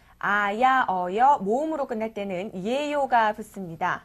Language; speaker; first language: Korean; native; Korean